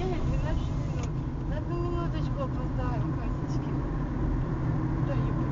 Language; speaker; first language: Russian; native; Russian